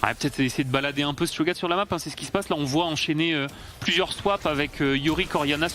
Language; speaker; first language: French; native; French